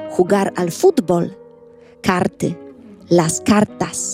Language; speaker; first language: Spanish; non-native, fluent; Polish